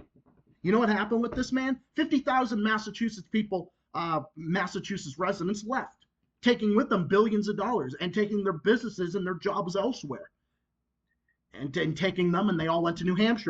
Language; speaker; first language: English; native; English